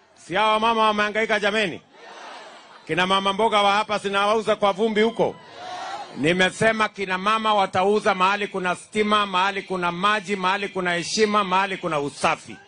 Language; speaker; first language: Swahili; non-native, local second language; Kalenjin